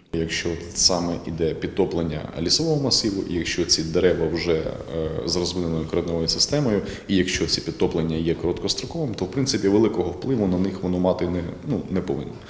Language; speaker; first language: Ukrainian; native; Ukrainian